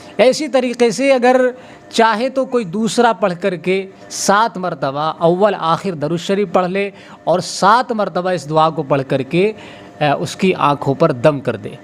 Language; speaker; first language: Urdu; native; Urdu